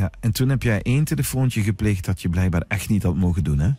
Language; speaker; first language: Dutch; native; Dutch